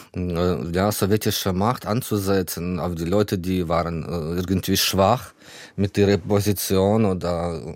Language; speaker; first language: German; non-native, fluent; Ukrainian